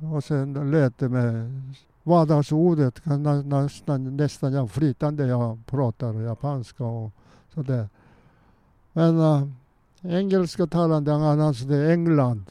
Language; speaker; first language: Swedish; non-native, fluent; Korean